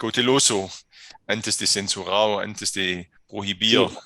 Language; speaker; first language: Spanish; non-native, fluent; German